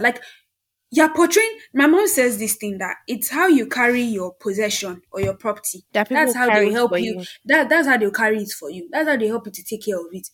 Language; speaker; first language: English; non-native, local second language; Yoruba